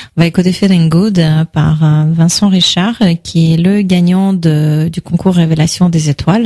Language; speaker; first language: French; non-native, fluent; Russian